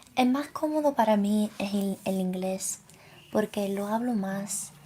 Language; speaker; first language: Spanish; early bilingual, other home language; English